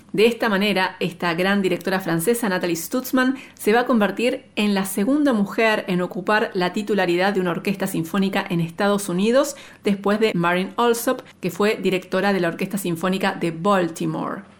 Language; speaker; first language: Spanish; native; Spanish